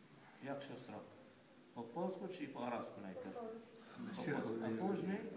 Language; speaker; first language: Polish; non-native, fluent; Arabic